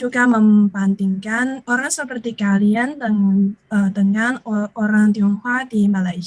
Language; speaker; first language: Indonesian; non-native, learner; Chinese